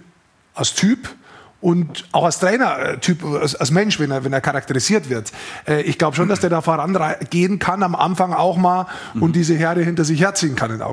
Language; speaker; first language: German; native; German